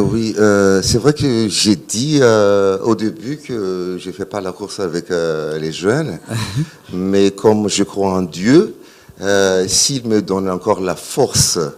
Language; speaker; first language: French; non-native, local second language; Malagasy